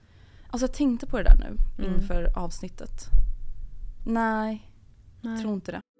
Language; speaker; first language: Swedish; native; Swedish